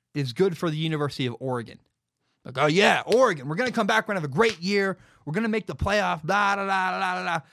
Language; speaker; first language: English; native; English